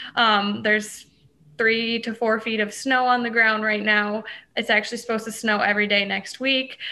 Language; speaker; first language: English; native; English